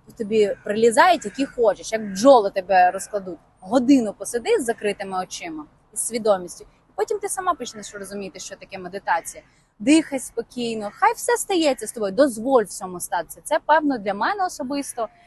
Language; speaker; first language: Ukrainian; native; Ukrainian